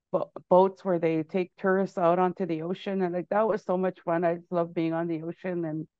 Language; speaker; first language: English; native; English